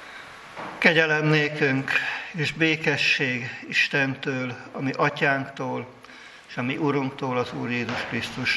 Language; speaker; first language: Hungarian; native; Hungarian